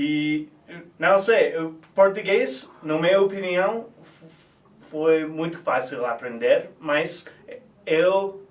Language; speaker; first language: Portuguese; non-native, fluent; English